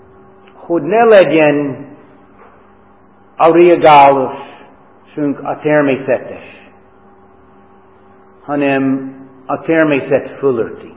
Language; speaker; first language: Hungarian; non-native, fluent; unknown